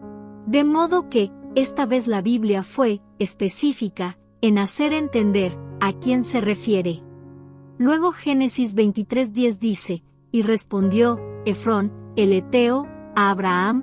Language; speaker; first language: Spanish; native; Spanish